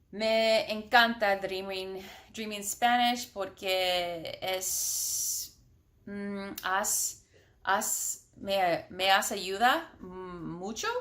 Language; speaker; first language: Spanish; non-native, learner; English